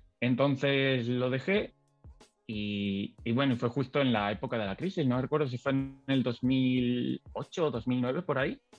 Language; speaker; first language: Spanish; native; Spanish